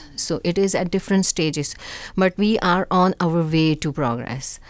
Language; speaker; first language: English; non-native, local second language; Urdu